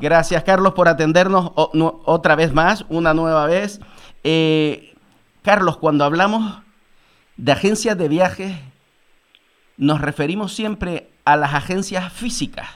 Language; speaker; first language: Spanish; native; Spanish